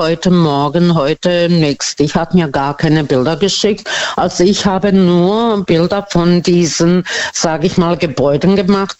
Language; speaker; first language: German; non-native, fluent; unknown